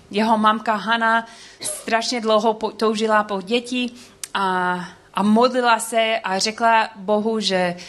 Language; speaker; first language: Czech; non-native, learner; English